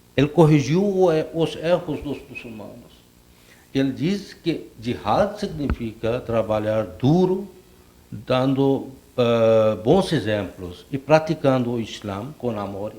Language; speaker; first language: Portuguese; non-native, fluent; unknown